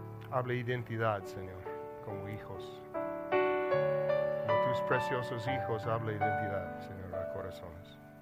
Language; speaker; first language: Spanish; non-native, learner; English